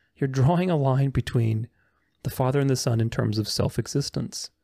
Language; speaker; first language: English; non-native, fluent; Romanian